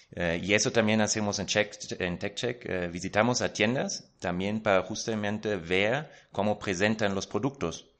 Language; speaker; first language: Spanish; non-native, fluent; German